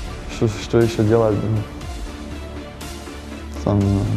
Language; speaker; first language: Russian; non-native, learner; Slovak